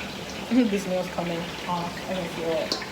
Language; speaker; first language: English; native; English